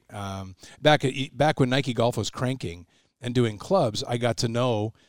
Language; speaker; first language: English; native; English